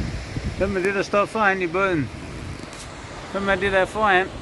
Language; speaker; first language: Danish; native; Danish